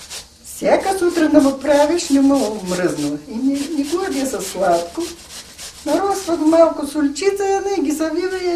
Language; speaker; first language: Bulgarian; native; Bulgarian